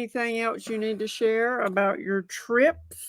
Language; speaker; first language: English; native; English